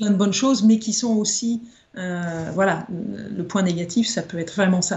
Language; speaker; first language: French; native; French